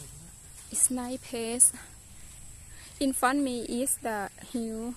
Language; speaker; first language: English; non-native, learner; Thai